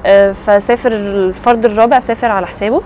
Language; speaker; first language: Arabic; native; Arabic